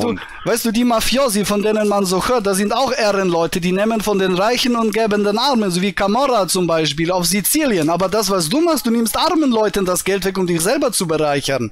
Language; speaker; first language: German; native; German